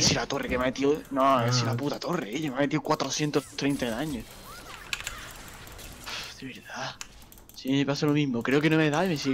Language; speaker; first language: Spanish; native; Spanish